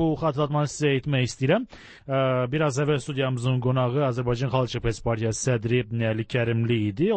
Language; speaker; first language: Azerbaijani; native; Azerbaijani